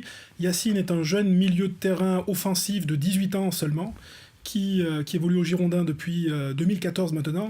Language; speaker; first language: French; native; French